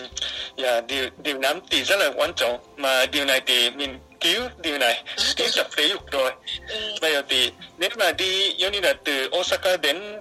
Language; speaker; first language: Vietnamese; non-native, fluent; Japanese